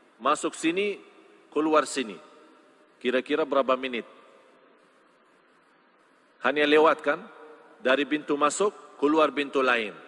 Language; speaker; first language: Indonesian; non-native, fluent; Arabic